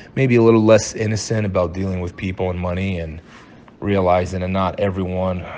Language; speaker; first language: English; early bilingual, other home language; Portuguese